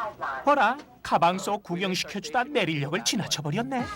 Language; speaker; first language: Korean; native; Korean